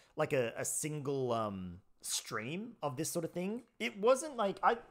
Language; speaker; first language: English; native; English